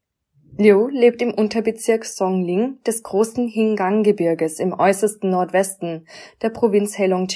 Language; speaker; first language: German; native; German